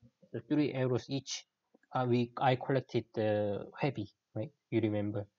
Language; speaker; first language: English; non-native, fluent; Korean